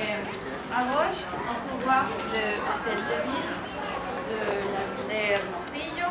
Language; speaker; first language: French; non-native, learner; Spanish